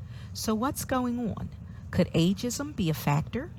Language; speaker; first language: English; native; English